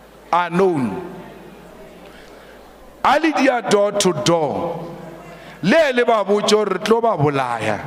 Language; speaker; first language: English; non-native, local second language; Northern Sotho